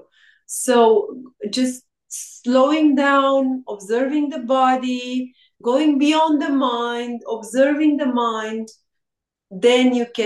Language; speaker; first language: English; non-native, fluent; Romanian